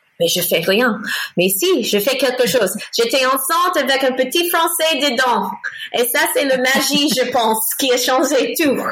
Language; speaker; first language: French; non-native, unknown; English